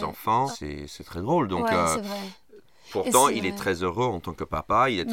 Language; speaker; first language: French; non-native, fluent; English